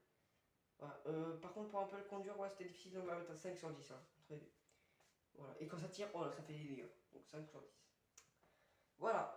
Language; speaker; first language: French; native; French